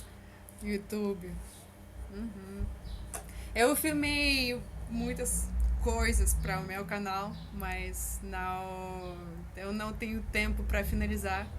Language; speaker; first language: Portuguese; non-native, learner; Russian